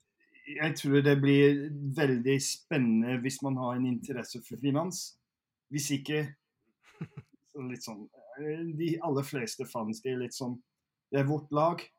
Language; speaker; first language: Norwegian; non-native, fluent; English